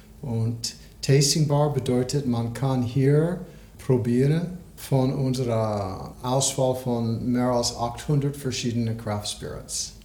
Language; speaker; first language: German; non-native, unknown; English